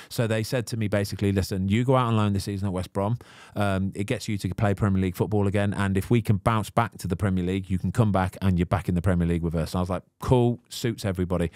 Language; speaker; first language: English; native; English